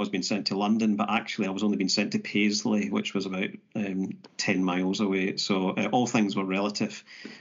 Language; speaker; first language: English; native; English